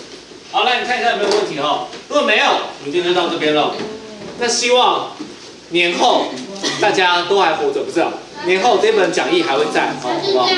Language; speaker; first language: Chinese; native; Chinese